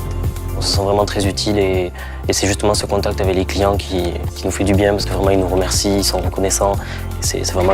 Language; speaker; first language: French; native; French